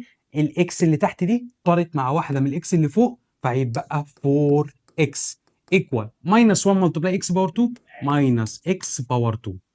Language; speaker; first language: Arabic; native; Arabic